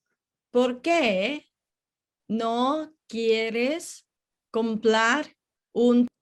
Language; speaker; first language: Spanish; non-native, learner; English